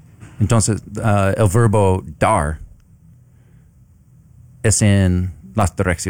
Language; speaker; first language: Spanish; non-native, learner; English